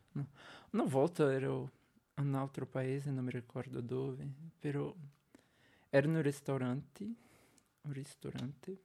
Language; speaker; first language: Italian; non-native, learner; Portuguese